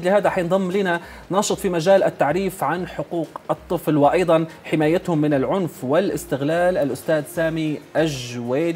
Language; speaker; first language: Arabic; native; Arabic